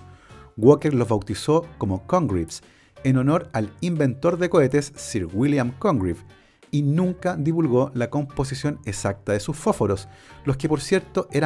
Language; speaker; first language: Spanish; native; Spanish